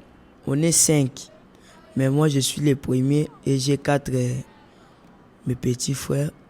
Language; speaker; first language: French; non-native, local second language; Lingala